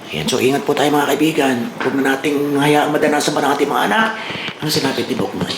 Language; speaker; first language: Filipino; native; Filipino